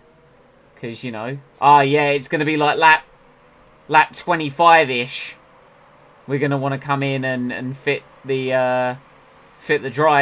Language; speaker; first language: English; native; English